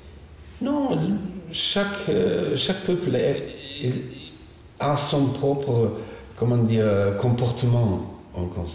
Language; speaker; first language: French; non-native, fluent; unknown